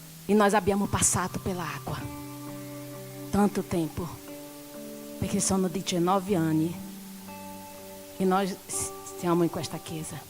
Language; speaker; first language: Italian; non-native, learner; Portuguese